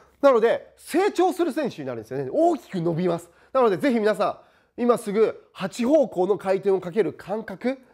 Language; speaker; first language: Japanese; native; Japanese